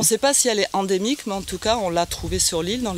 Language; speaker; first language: French; native; French